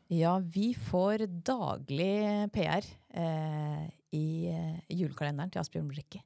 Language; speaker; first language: Norwegian; early bilingual, heritage; Norwegian